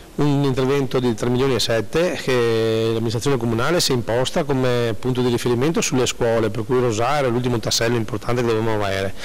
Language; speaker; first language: Italian; native; Italian